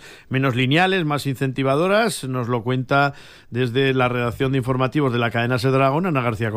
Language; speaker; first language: Spanish; native; Spanish